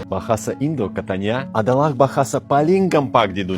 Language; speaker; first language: Indonesian; non-native, fluent; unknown